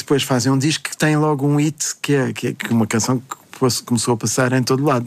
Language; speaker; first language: Portuguese; native; Portuguese